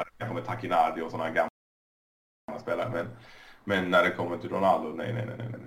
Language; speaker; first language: Swedish; early bilingual, other home language; Persian